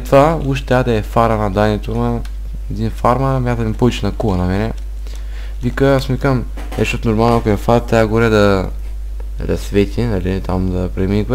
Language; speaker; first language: Bulgarian; native; Bulgarian